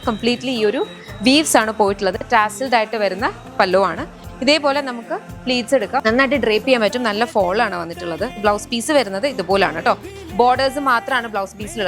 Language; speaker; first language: Malayalam; native; Malayalam